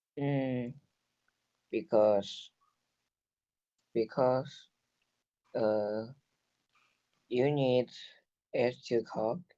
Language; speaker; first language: English; non-native, learner; Chinese